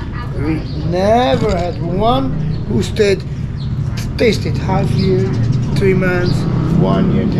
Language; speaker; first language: English; non-native, learner; Italian